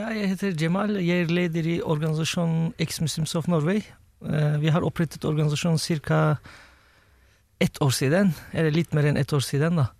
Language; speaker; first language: Norwegian; non-native, fluent; Turkish